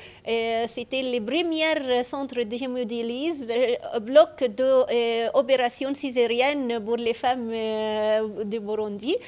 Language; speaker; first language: French; non-native, fluent; Arabic